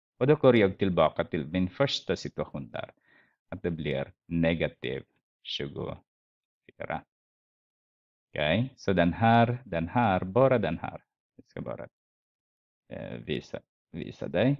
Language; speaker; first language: Swedish; non-native, fluent; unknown